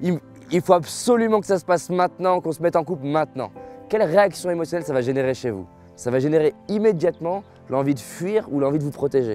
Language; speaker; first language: French; native; French